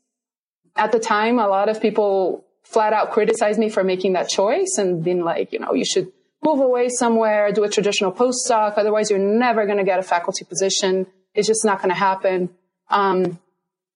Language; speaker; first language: English; non-native, fluent; Portuguese